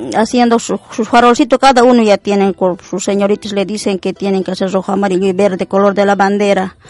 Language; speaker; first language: Spanish; non-native, local second language; Quechua